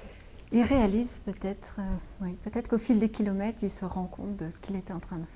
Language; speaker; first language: French; native; French